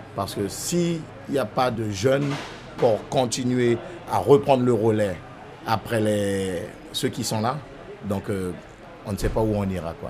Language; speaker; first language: French; native; French